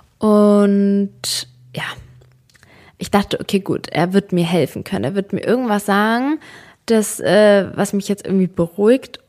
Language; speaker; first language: German; early bilingual, other home language; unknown